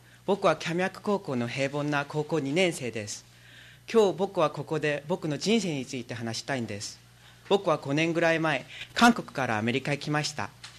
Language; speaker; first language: Japanese; non-native, learner; Korean